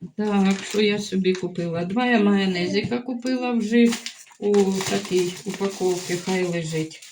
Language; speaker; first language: Ukrainian; native; Ukrainian